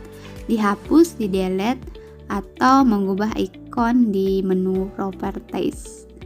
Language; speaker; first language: Indonesian; native; Indonesian